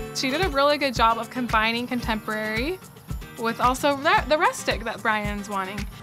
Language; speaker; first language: English; native; English